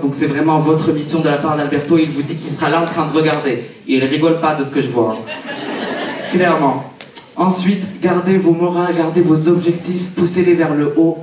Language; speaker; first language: French; native; French